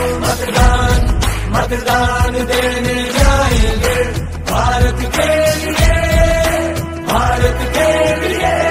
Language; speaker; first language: Hindi; non-native, local second language; Gujarati